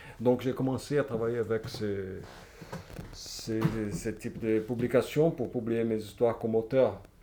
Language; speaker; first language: French; non-native, fluent; Portuguese